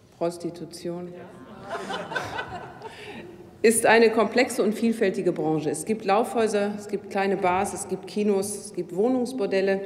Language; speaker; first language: German; native; German